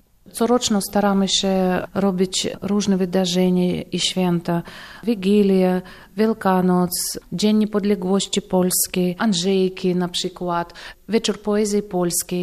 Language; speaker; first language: Polish; non-native, fluent; Russian